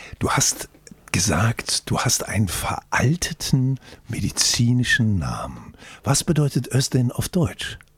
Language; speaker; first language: German; native; German